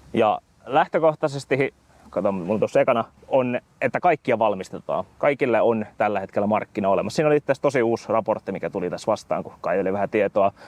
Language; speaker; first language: Finnish; native; Finnish